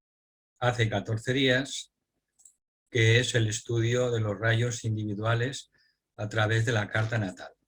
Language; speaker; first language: Spanish; native; Spanish